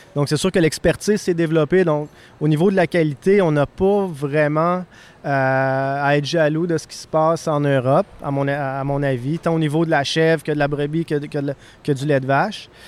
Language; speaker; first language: French; native; French